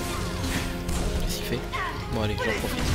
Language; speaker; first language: French; native; French